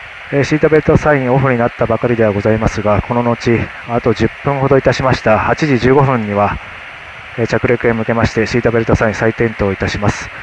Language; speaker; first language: Japanese; native; Japanese